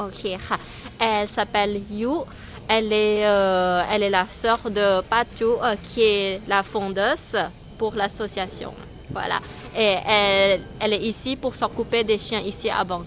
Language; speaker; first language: French; non-native, learner; Thai